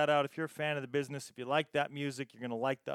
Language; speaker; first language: English; native; English